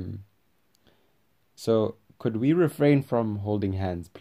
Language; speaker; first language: English; non-native, local second language; Tswana